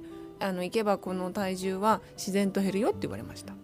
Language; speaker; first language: Japanese; native; Japanese